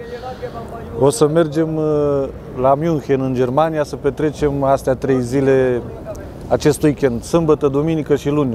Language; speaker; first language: Romanian; native; Romanian